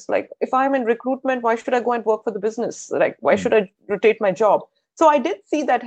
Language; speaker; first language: English; non-native, local second language; Hindi